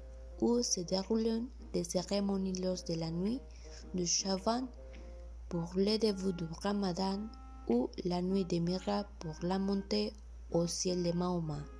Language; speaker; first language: French; non-native, learner; Spanish